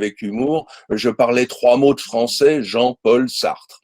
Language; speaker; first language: French; native; French